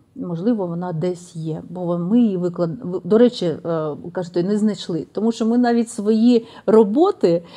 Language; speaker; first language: Ukrainian; native; Ukrainian